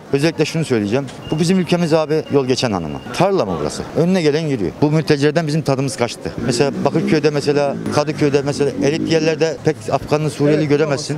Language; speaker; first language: Turkish; native; Turkish